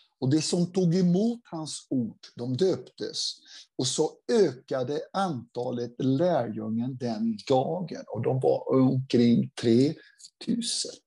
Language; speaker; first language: Swedish; non-native, fluent; Portuguese